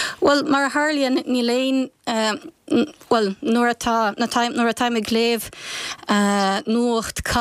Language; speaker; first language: Irish; non-native, fluent; Ukrainian